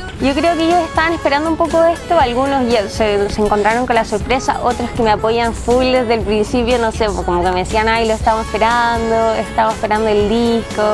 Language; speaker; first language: Spanish; native; Spanish